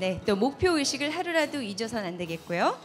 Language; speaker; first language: Korean; native; Korean